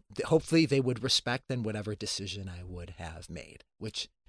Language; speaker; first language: English; native; English